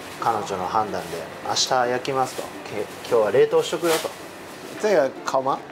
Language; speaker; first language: Japanese; native; Japanese